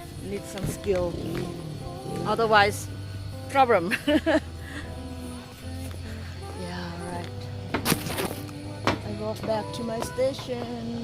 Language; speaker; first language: English; non-native, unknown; Thai